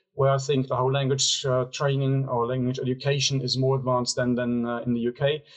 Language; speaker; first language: English; non-native, fluent; German